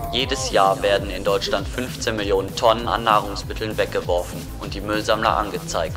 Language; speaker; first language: German; native; German